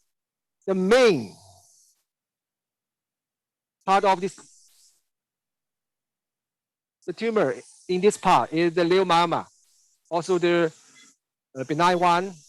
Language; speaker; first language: English; non-native, learner; Chinese